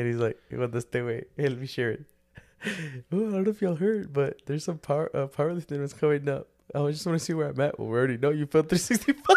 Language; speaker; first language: English; early bilingual, other home language; Spanish